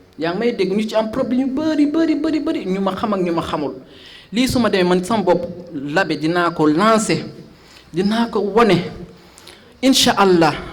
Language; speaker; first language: Wolof; non-native, fluent; Fula